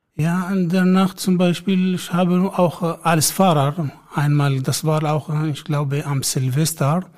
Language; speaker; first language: German; non-native, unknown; Arabic